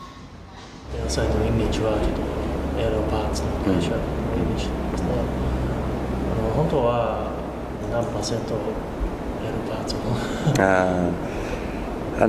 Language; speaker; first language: Japanese; non-native, fluent; English